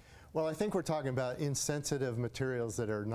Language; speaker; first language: English; native; English